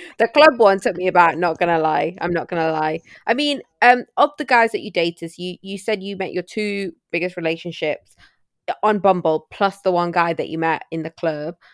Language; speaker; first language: English; early bilingual, other home language; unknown